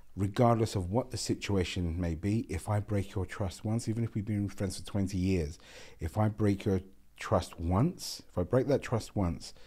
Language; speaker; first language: English; non-native, local second language; Gujarati